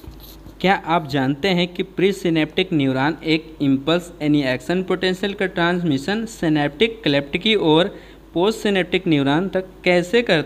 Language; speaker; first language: Hindi; native; Hindi